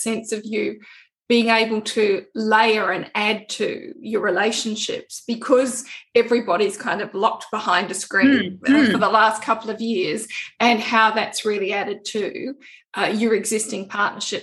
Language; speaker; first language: English; native; English